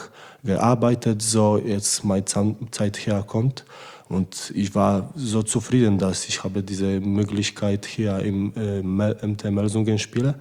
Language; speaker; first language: German; non-native, learner; Polish